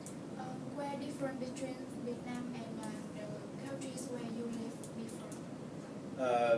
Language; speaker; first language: English; non-native, learner; Vietnamese